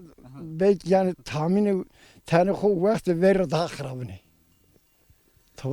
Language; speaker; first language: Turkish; non-native, local second language; Zaza